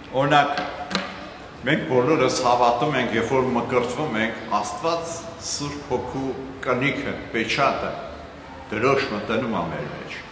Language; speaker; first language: Armenian; native; Armenian